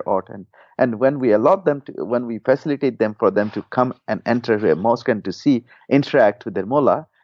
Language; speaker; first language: English; non-native, fluent; Burmese